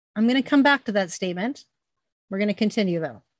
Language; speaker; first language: English; native; English